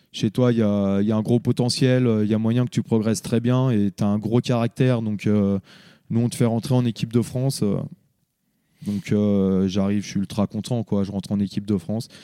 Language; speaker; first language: French; native; French